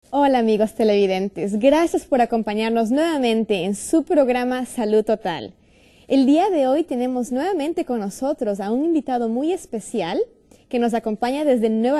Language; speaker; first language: Spanish; native; Spanish